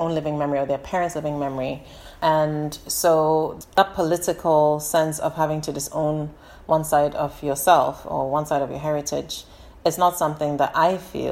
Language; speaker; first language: English; native; English